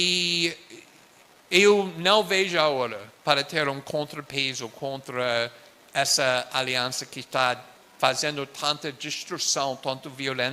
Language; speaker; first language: Portuguese; non-native, fluent; English